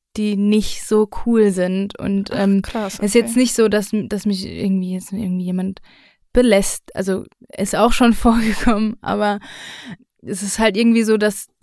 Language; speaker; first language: German; native; German